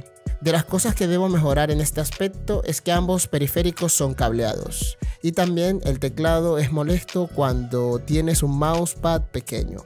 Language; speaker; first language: Spanish; native; Spanish